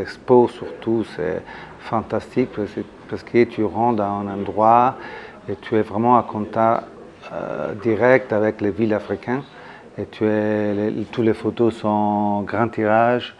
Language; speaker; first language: French; non-native, fluent; Italian